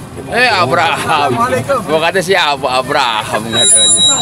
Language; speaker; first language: Indonesian; native; Indonesian